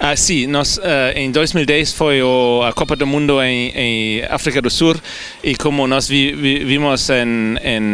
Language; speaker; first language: Portuguese; non-native, fluent; German